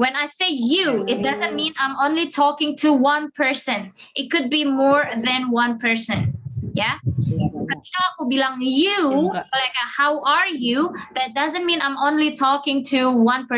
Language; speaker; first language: English; non-native, fluent; Indonesian